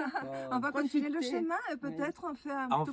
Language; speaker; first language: French; non-native, fluent; Spanish